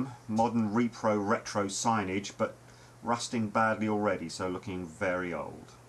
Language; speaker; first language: English; native; English